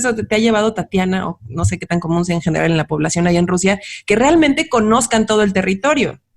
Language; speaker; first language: Spanish; native; Spanish